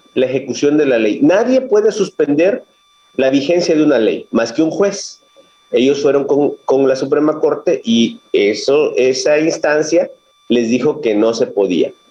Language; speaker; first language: Spanish; native; Spanish